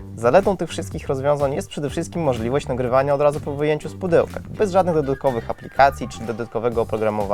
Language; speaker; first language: Polish; native; Polish